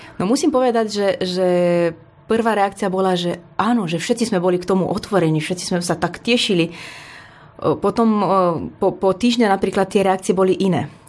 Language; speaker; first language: Slovak; non-native, fluent; Romanian